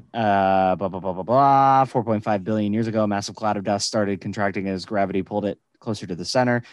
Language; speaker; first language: English; native; English